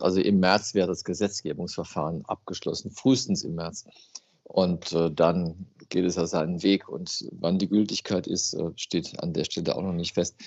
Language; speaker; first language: German; native; German